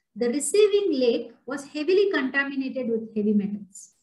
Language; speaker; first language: English; non-native, local second language; Tamil